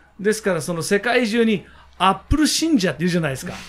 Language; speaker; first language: Japanese; native; Japanese